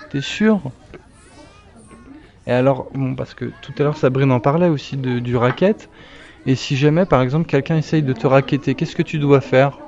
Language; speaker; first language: French; native; French